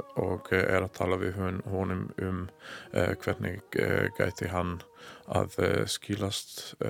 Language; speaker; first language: Icelandic; non-native, learner; Hungarian